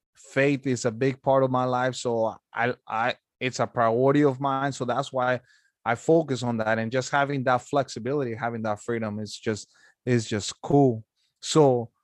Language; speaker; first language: English; non-native, fluent; Spanish